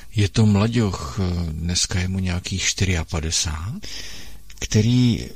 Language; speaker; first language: Czech; native; Czech